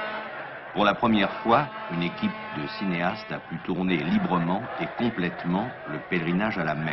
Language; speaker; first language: French; native; French